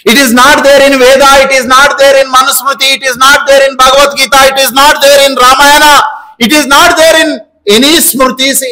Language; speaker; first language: English; non-native, local second language; Telugu